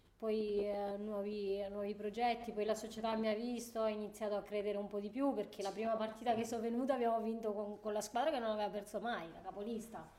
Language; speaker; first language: Italian; non-native, fluent; Spanish